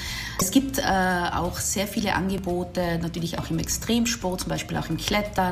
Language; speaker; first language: German; native; German